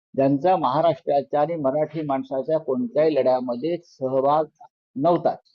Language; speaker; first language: Marathi; native; Marathi